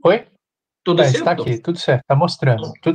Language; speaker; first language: Portuguese; native; Portuguese